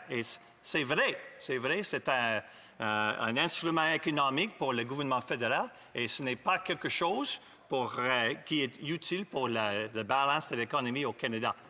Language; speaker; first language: French; non-native, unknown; English